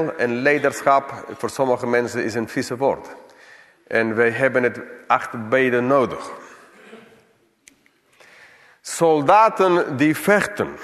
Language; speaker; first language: Dutch; non-native, fluent; English